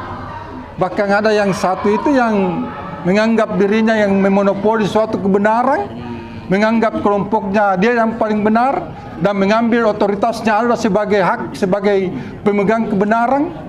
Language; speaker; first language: Indonesian; native; Indonesian